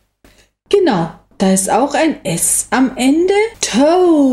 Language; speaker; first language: German; native; German